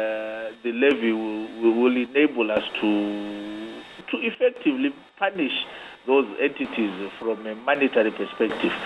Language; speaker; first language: English; non-native, local second language; Shona